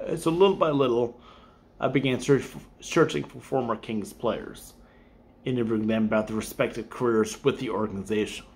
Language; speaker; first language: English; native; English